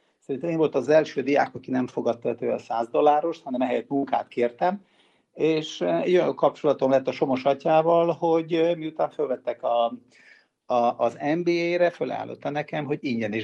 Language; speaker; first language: Hungarian; non-native, local second language; Serbian